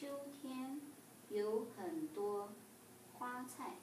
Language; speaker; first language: Chinese; non-native, learner; English